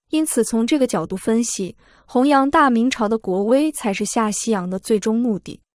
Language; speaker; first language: Chinese; native; Chinese